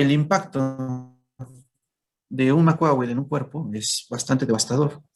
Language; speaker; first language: Spanish; native; Spanish